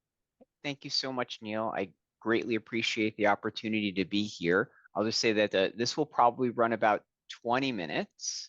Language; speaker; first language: English; native; English